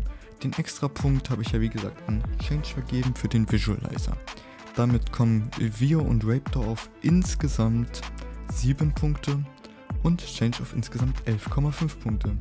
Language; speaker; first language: German; native; German